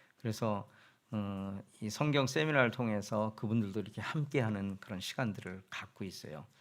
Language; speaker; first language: Korean; native; Korean